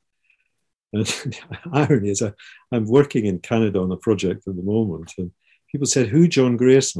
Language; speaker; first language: English; native; English